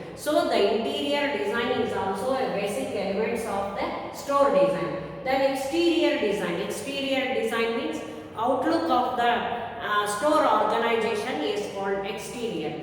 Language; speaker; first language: English; non-native, local second language; Kannada